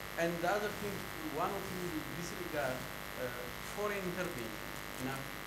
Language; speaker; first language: English; non-native, fluent; Amharic